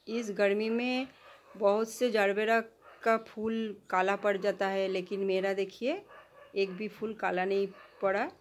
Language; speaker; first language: Hindi; non-native, local second language; Bangla